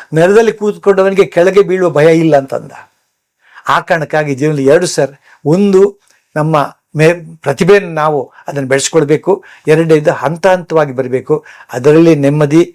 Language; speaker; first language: Kannada; native; Kannada